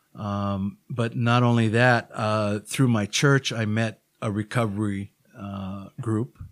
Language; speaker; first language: English; native; English